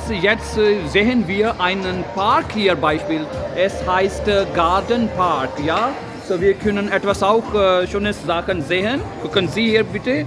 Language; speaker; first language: German; non-native, learner; Urdu